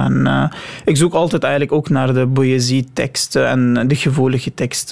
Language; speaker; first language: Dutch; non-native, learner; Arabic